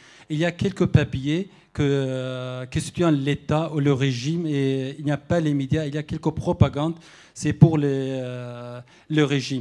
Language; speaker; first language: French; non-native, fluent; Arabic